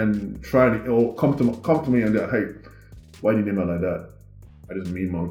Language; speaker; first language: English; non-native, local second language; Igbo